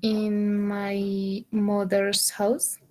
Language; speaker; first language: English; non-native, learner; Spanish